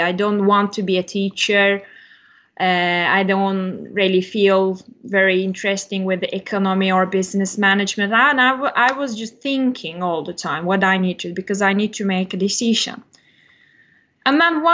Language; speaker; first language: English; non-native, fluent; Turkish